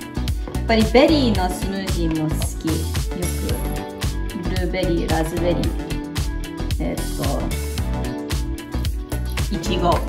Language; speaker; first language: Japanese; early bilingual, heritage; Japanese